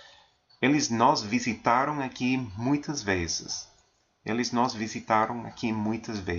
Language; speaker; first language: Portuguese; non-native, fluent; English